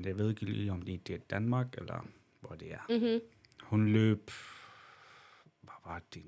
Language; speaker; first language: Danish; non-native, local second language; Kalaallisut